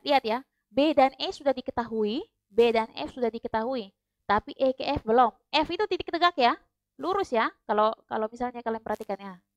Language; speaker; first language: Indonesian; native; Indonesian